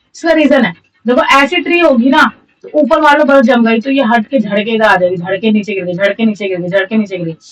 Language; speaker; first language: Hindi; native; Hindi